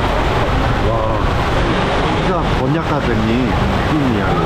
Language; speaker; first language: Thai; non-native, learner; Korean